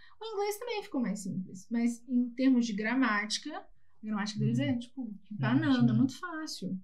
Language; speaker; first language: Portuguese; native; Portuguese